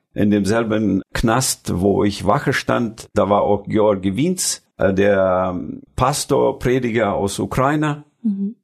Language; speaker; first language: German; early bilingual, other home language; Russian